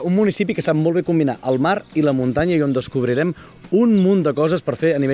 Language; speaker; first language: Catalan; native; Catalan